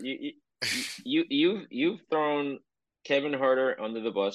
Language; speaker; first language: English; non-native, local second language; Spanish